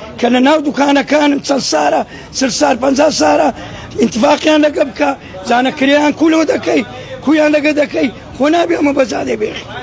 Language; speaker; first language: Central Kurdish; native; Central Kurdish